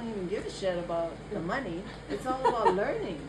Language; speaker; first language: English; native; English